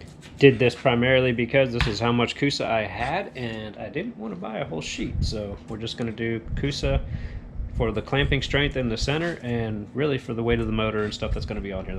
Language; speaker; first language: English; native; English